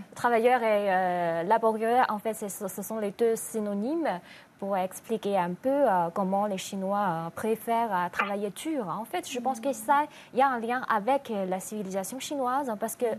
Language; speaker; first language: French; non-native, fluent; Chinese